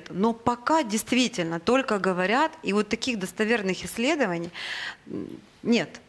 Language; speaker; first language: Russian; native; Russian